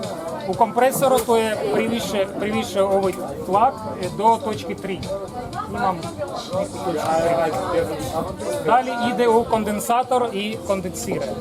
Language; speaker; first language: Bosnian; non-native, learner; Ukrainian